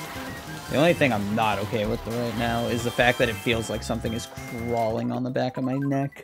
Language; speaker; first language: English; native; English